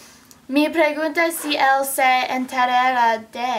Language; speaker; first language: Spanish; non-native, learner; English